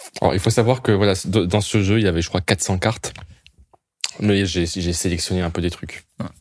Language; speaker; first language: French; native; French